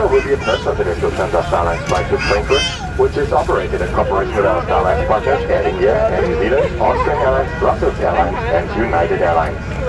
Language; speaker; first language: English; non-native, fluent; German